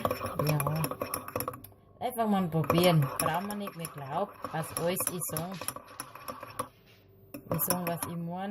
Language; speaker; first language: German; non-native, learner; Thai